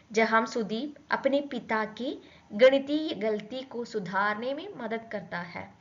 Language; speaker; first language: Hindi; non-native, local second language; Malayalam